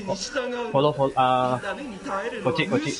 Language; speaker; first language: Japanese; non-native, learner; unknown